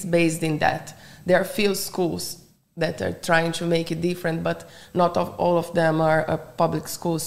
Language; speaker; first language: English; non-native, fluent; Portuguese